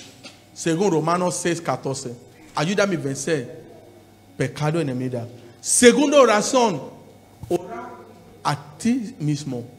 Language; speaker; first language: Spanish; non-native, learner; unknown